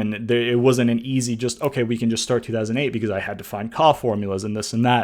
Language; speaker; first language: English; native; English